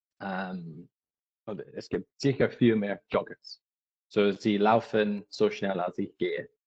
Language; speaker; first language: German; non-native, learner; English